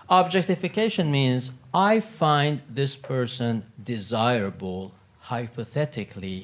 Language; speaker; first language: English; non-native, fluent; Italian